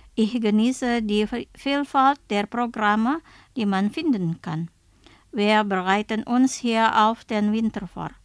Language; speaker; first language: German; non-native, fluent; Indonesian